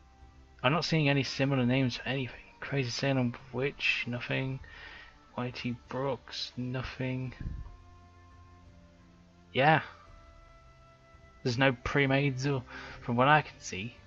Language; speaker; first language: English; native; English